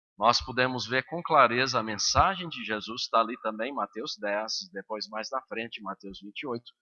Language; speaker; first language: Portuguese; early bilingual, other home language; English